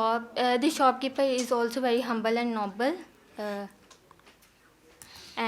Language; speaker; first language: English; non-native, learner; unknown